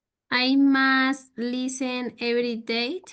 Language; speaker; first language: English; non-native, learner; Spanish